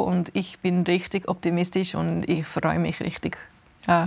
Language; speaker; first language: German; early bilingual, heritage; English